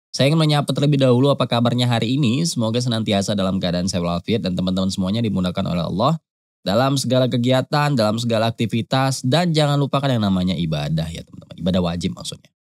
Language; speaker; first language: Indonesian; native; Indonesian